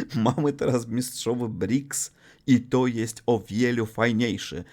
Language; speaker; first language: Polish; non-native, learner; Russian